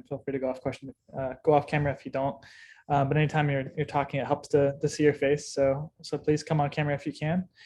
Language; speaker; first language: English; native; English